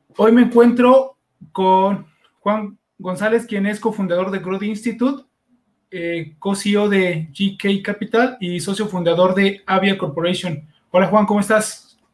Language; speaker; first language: Spanish; native; Spanish